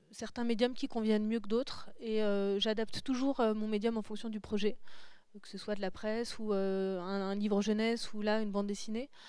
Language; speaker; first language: French; native; French